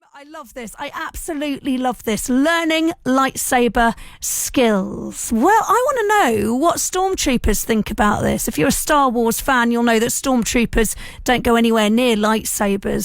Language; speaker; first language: English; native; English